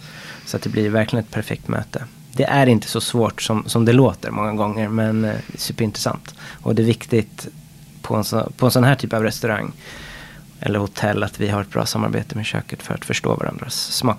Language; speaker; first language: Swedish; non-native, fluent; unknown